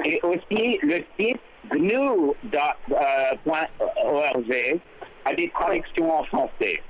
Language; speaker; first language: French; non-native, fluent; English